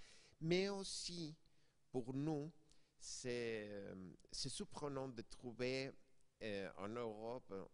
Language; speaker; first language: French; non-native, fluent; Spanish